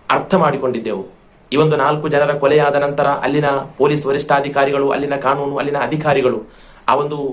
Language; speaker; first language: Kannada; non-native, local second language; Malayalam